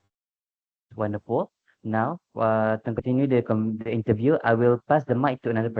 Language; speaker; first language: English; non-native, local second language; Malay